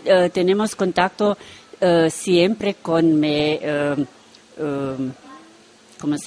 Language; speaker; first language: Spanish; non-native, learner; Romanian